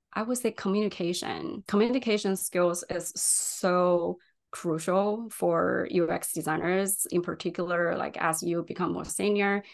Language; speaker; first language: English; non-native, fluent; Chinese